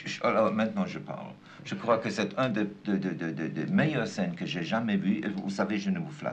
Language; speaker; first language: French; non-native, fluent; German